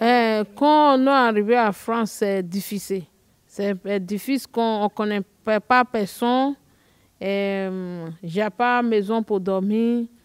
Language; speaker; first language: French; non-native, learner; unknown